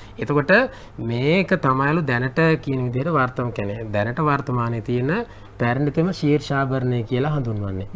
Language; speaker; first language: Sinhala; native; Sinhala